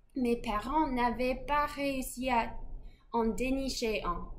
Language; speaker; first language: French; non-native, fluent; English